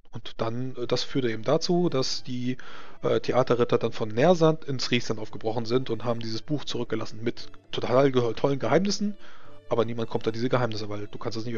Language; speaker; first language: German; native; German